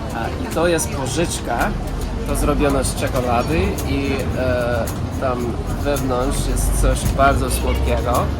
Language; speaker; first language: Polish; non-native, learner; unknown